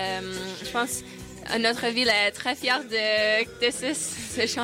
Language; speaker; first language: French; non-native, learner; English